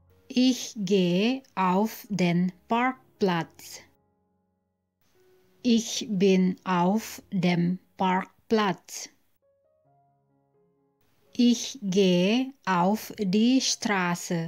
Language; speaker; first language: German; non-native, fluent; Indonesian